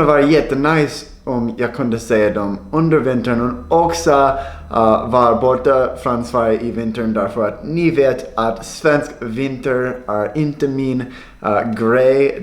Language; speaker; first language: Swedish; non-native, learner; English